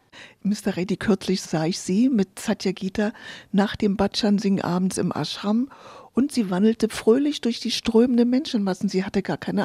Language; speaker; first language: German; native; German